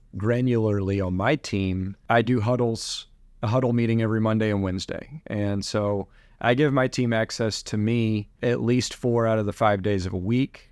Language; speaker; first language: English; native; English